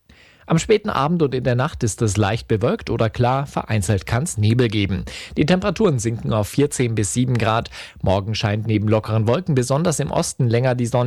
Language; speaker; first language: German; native; German